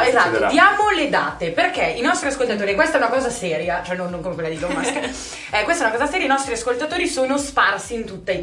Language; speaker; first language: Italian; native; Italian